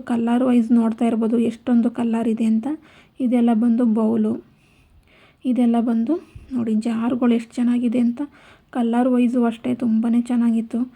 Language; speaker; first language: Kannada; native; Kannada